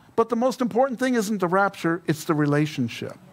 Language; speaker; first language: English; native; English